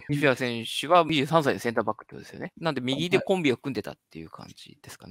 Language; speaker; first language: Japanese; native; Japanese